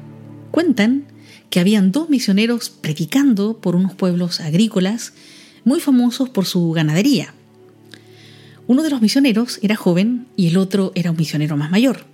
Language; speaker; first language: Spanish; native; Spanish